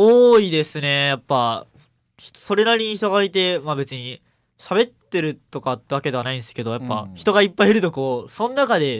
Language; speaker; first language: Japanese; native; Japanese